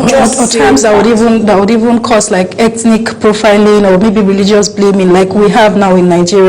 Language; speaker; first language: English; non-native, local second language; Yoruba